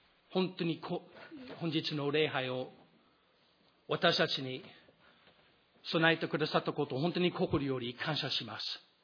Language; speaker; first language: Japanese; non-native, fluent; English